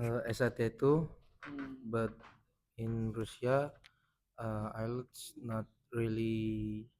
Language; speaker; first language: English; non-native, learner; Indonesian